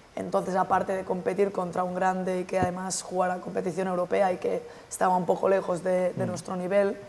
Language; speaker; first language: Spanish; native; Spanish